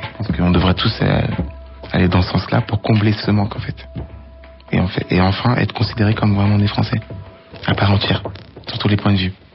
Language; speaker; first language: French; early bilingual, other home language; Arabic